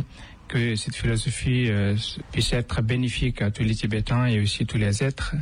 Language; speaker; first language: French; non-native, fluent; Tibetan